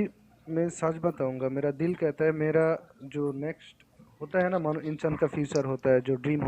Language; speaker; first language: Hindi; non-native, learner; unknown